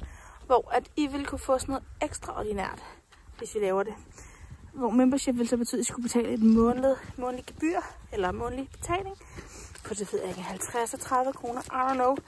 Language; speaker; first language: Danish; native; Danish